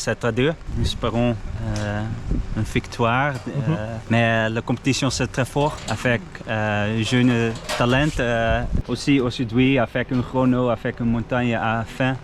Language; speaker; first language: French; non-native, learner; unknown